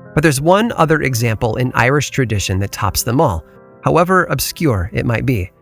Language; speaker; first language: English; native; English